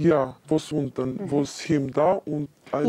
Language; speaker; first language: German; non-native, learner; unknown